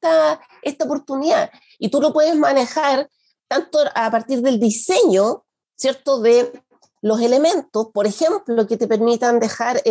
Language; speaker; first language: Spanish; native; Spanish